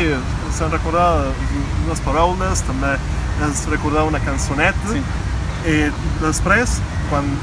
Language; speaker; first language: Portuguese; non-native, learner; Spanish